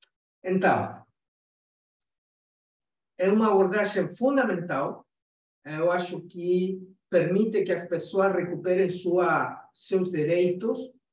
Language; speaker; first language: Portuguese; non-native, fluent; Spanish